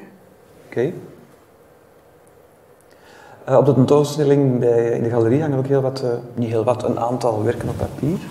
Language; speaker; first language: Dutch; native; Dutch